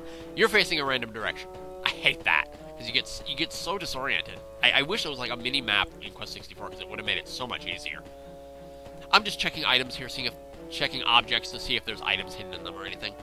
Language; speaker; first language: English; native; English